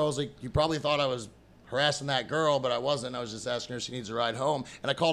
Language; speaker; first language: English; native; English